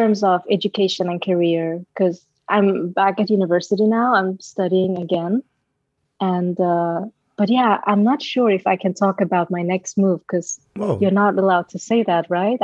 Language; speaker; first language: English; non-native, fluent; Danish